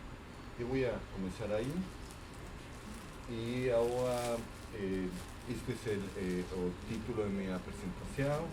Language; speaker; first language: Portuguese; non-native, fluent; Spanish